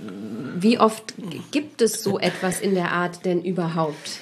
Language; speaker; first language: German; native; German